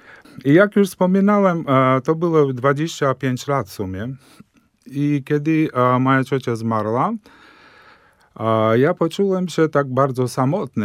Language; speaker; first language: Polish; non-native, fluent; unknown